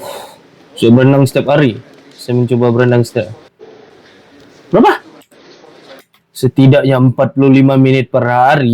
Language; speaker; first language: Malay; native; Malay